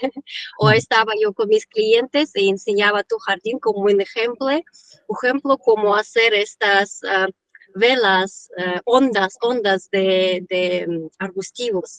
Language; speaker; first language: Spanish; non-native, learner; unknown